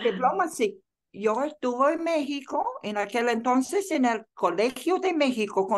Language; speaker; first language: Spanish; non-native, fluent; Chinese